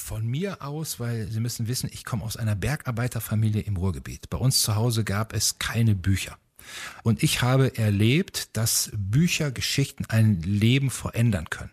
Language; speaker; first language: German; native; German